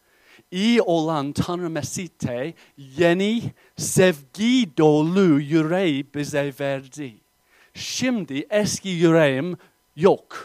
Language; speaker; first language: Turkish; non-native, fluent; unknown